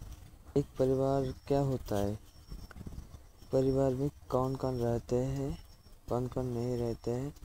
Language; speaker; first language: Hindi; non-native, learner; Bangla